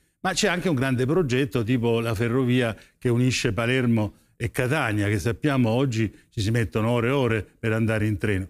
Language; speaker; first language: Italian; native; Italian